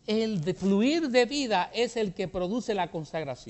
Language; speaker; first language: Spanish; native; Spanish